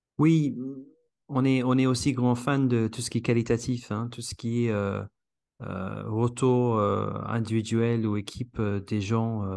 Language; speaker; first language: French; non-native, fluent; English